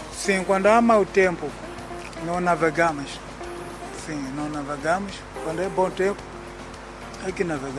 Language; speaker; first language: Portuguese; non-native, local second language; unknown